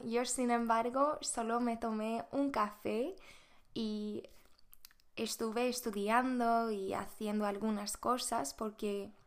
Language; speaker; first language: Spanish; non-native, fluent; Swedish